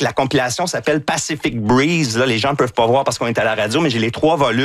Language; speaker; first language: French; native; French